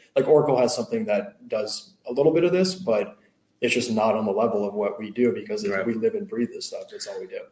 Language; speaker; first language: English; native; English